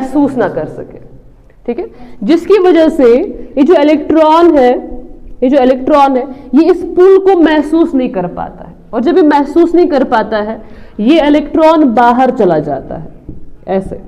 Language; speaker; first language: Hindi; non-native, local second language; Kashmiri